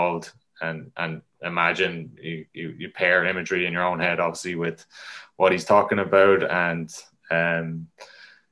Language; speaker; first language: English; native; English